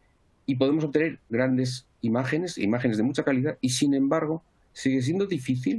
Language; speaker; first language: Spanish; native; Spanish